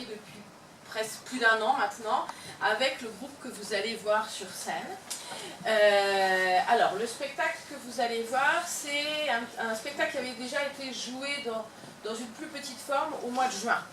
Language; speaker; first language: French; native; French